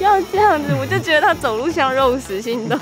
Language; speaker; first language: Chinese; native; Chinese